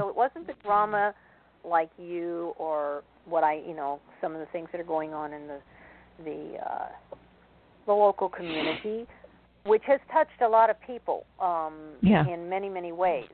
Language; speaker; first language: English; native; English